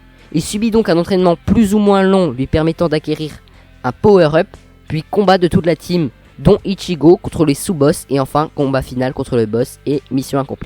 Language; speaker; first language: French; native; French